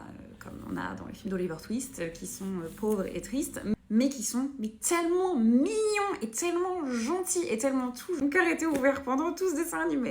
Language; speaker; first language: French; native; French